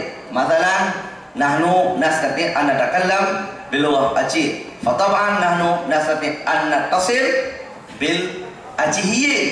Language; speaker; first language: Arabic; non-native, fluent; Indonesian